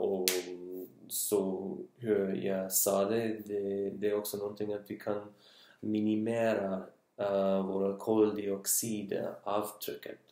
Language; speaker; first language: Swedish; non-native, learner; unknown